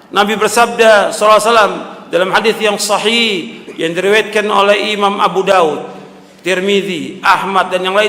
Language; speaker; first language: Indonesian; native; Indonesian